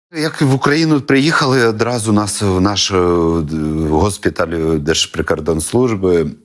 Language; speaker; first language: Ukrainian; non-native, local second language; Russian